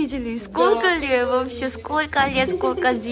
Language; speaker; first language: Russian; non-native, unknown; Korean